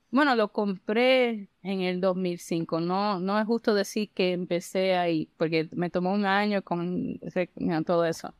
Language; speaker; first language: Spanish; early bilingual, heritage; Spanish